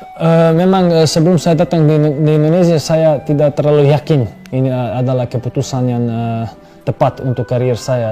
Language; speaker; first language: Indonesian; non-native, fluent; Serbian